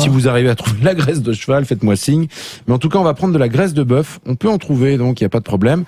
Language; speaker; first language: French; native; French